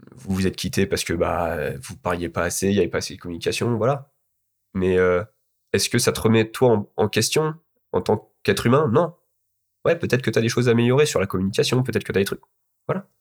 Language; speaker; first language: French; native; French